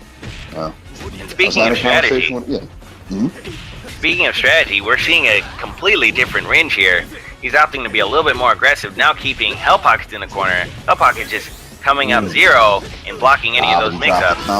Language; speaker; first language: English; native; English